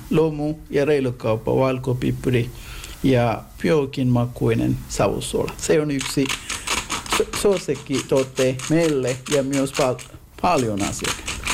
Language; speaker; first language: Finnish; non-native, learner; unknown